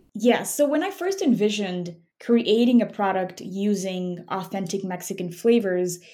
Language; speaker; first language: English; non-native, fluent; Spanish